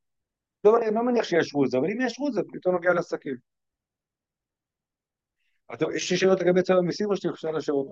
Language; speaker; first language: Hebrew; native; Hebrew